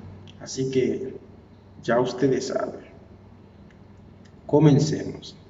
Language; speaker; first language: Spanish; non-native, fluent; Haitian Creole